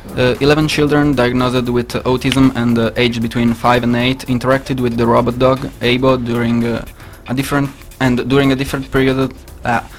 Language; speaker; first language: English; non-native, learner; Italian